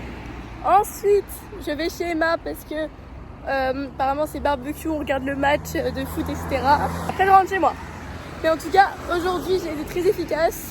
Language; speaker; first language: French; native; French